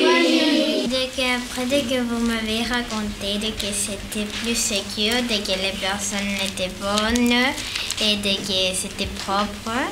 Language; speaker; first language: French; non-native, fluent; Spanish